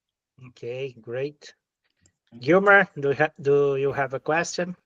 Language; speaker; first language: English; non-native, fluent; Portuguese